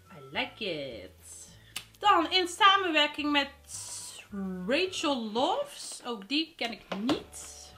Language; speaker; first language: Dutch; early bilingual, other home language; Arabic